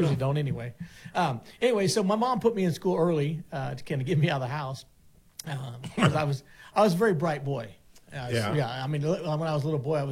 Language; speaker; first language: English; native; English